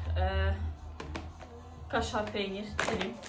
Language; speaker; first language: Turkish; non-native, fluent; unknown